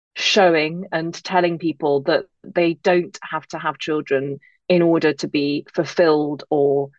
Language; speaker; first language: English; native; English